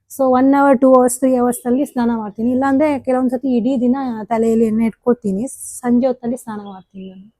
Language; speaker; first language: Kannada; non-native, local second language; Tulu